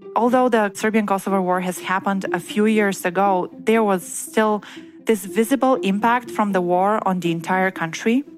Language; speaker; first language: English; non-native, fluent; Bulgarian